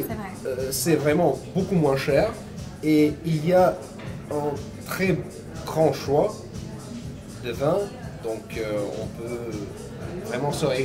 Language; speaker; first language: French; non-native, fluent; Russian